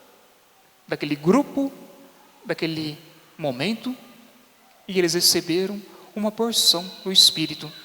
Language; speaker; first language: Portuguese; native; Portuguese